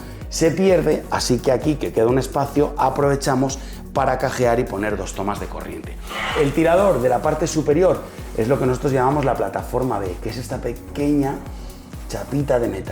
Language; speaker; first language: Spanish; native; Spanish